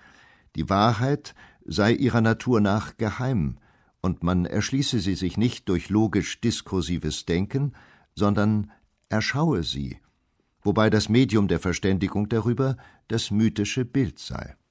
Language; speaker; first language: German; native; German